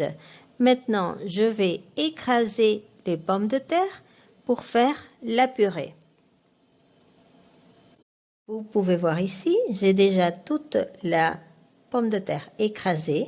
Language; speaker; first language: French; non-native, fluent; Spanish